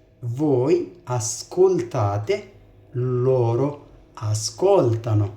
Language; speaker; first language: Italian; non-native, fluent; Arabic